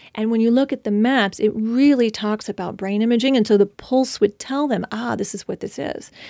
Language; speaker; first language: English; native; English